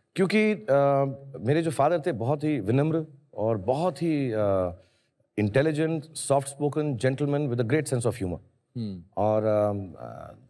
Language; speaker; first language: Hindi; native; Hindi